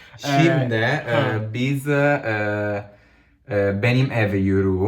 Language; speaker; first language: Turkish; non-native, learner; Italian